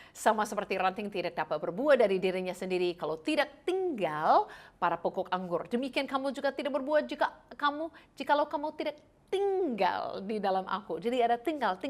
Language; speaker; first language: Indonesian; non-native, fluent; English